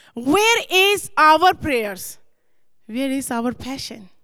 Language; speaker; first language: English; non-native, local second language; Punjabi